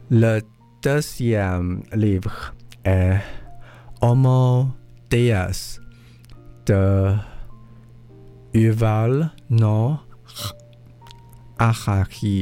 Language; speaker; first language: French; non-native, learner; English